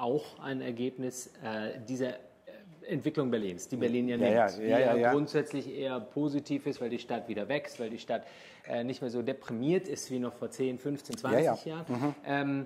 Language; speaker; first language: German; native; German